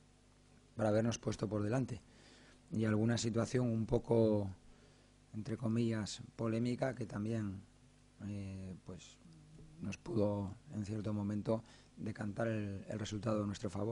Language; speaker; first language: Spanish; native; Spanish